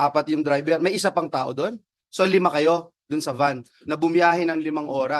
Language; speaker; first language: Filipino; native; Filipino